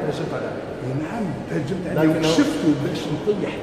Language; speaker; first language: Arabic; native; Arabic